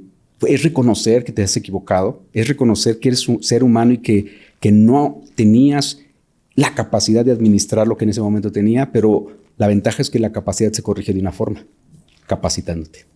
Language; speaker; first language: Spanish; native; Spanish